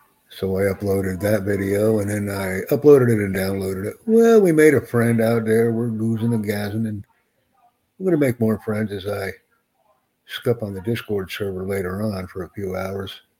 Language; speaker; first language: English; native; English